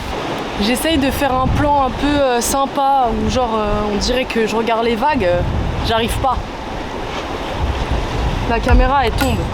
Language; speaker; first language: French; native; French